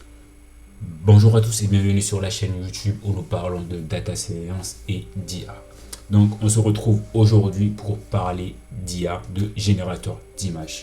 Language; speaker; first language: French; native; French